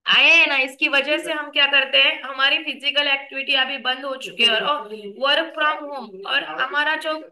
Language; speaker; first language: Hindi; non-native, local second language; Marathi